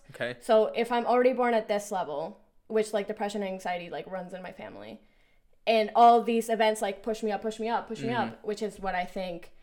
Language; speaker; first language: English; early bilingual, other home language; Spanish